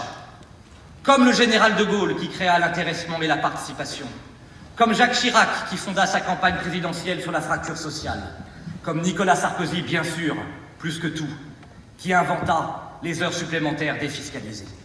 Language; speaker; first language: French; native; French